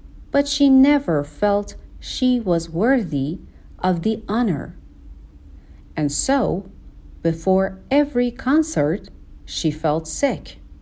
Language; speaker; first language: English; non-native, fluent; Persian